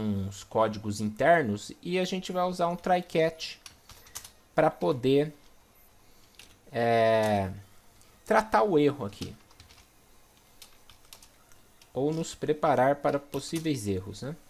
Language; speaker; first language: Portuguese; native; Portuguese